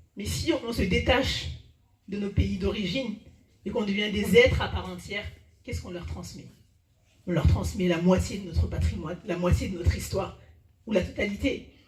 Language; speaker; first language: French; early bilingual, other home language; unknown